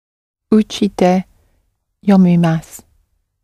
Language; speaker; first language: Japanese; non-native, learner; English